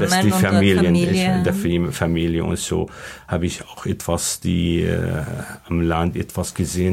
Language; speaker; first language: German; non-native, learner; Arabic